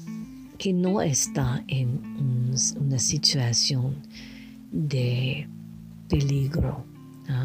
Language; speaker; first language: Spanish; non-native, learner; French